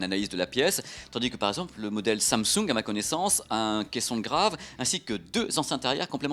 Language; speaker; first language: French; native; French